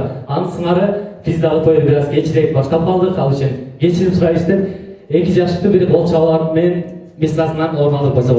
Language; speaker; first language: Kyrgyz; native; Kyrgyz